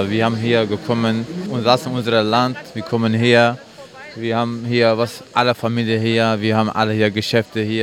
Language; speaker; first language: German; non-native, learner; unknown